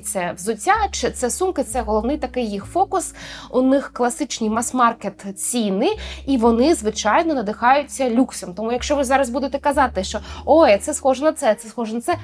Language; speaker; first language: Ukrainian; native; Ukrainian